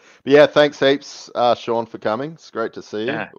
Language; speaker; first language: English; native; English